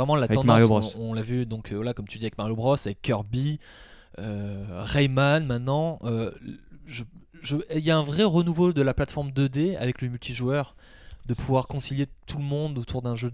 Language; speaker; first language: French; native; French